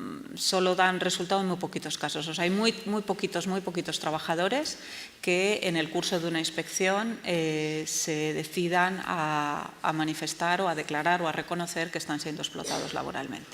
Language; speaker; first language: Spanish; native; Spanish